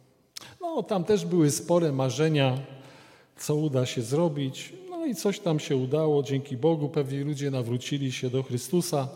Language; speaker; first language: Polish; native; Polish